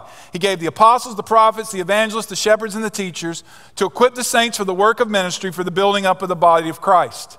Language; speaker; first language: English; native; English